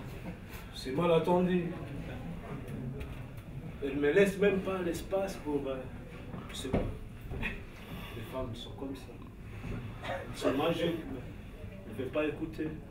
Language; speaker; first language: French; non-native, learner; Spanish